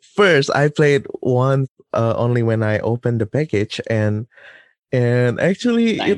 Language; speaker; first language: English; non-native, fluent; Indonesian